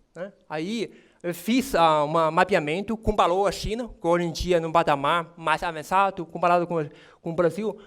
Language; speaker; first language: Portuguese; non-native, fluent; Chinese